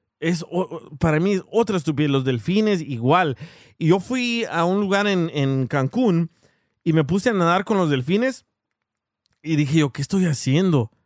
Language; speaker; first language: Spanish; early bilingual, heritage; Spanish